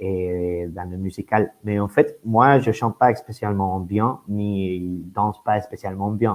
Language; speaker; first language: French; non-native, fluent; Spanish